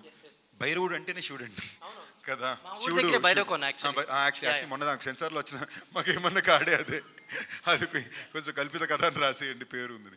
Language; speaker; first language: Telugu; native; Telugu